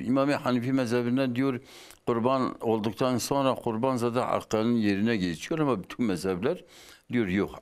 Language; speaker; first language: Turkish; non-native, local second language; Kurdish